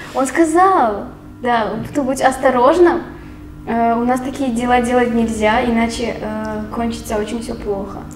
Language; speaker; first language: Russian; non-native, local second language; Tajik